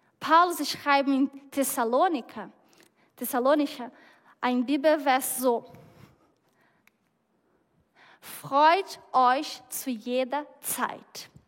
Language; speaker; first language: German; non-native, fluent; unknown